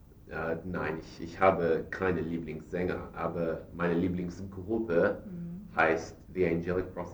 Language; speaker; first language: German; non-native, learner; English